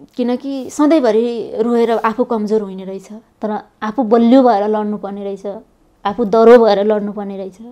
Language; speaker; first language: Nepali; native; Nepali